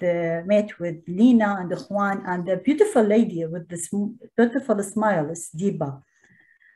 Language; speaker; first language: English; non-native, learner; Arabic